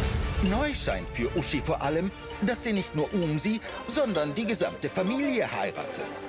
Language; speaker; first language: German; native; German